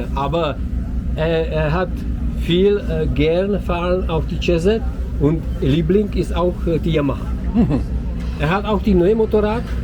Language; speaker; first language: German; non-native, learner; Czech